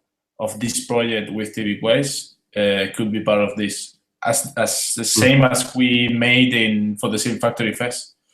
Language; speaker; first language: English; non-native, fluent; Spanish